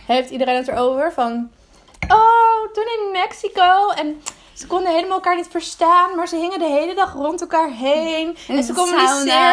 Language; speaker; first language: Dutch; native; Dutch